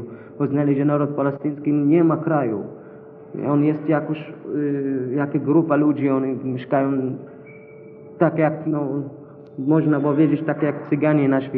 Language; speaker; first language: Polish; non-native, fluent; Arabic